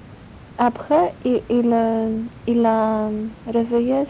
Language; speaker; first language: French; non-native, learner; Polish